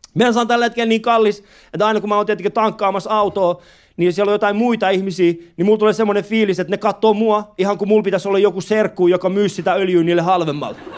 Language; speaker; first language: Finnish; early bilingual, other home language; Persian